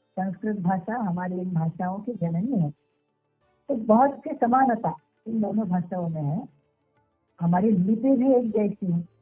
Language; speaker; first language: Hindi; non-native, local second language; Marathi